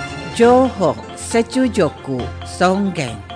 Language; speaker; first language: Japanese; non-native, fluent; Indonesian